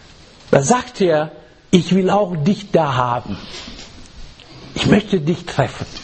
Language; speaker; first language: German; non-native, learner; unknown